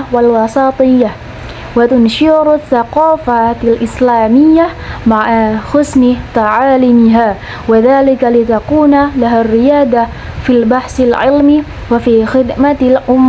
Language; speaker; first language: Arabic; non-native, learner; Indonesian